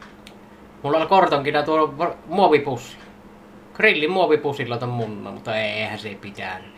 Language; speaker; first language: Finnish; native; Finnish